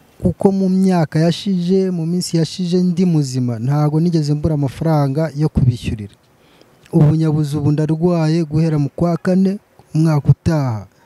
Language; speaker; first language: Kinyarwanda; native; Kinyarwanda